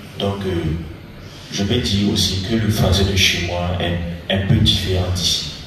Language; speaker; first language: French; native; French